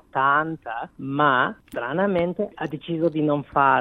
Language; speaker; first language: Italian; non-native, fluent; Korean